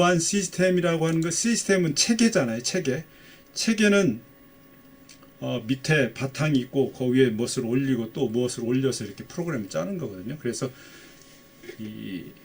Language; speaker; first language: Korean; native; Korean